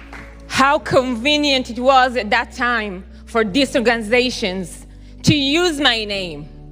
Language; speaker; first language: English; non-native, fluent; Hebrew